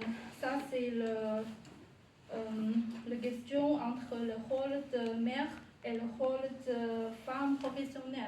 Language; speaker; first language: French; non-native, learner; Chinese